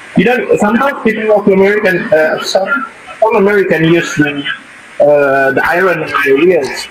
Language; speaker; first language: English; non-native, learner; Indonesian